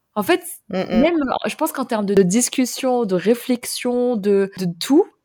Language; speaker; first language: French; non-native, fluent; Arabic